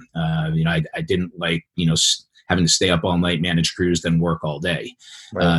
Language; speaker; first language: English; native; English